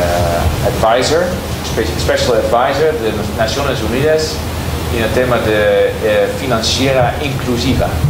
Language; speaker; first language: Spanish; non-native, learner; Dutch